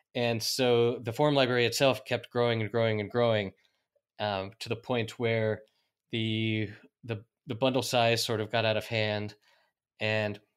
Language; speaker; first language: English; native; English